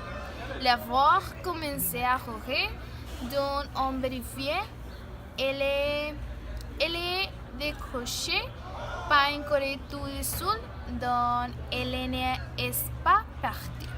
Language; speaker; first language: French; non-native, learner; Spanish